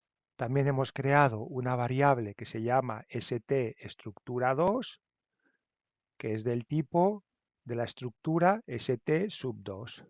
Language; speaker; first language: Spanish; native; Spanish